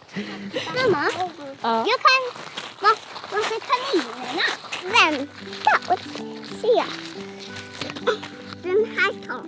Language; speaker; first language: Swedish; early bilingual, heritage; Swedish